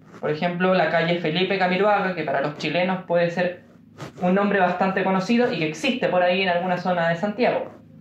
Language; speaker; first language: Spanish; native; Spanish